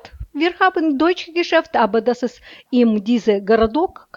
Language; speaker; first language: German; non-native, learner; Russian